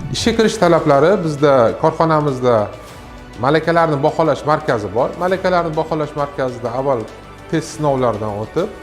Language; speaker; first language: Uzbek; native; Uzbek